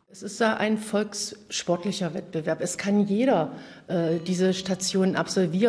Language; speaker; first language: German; native; German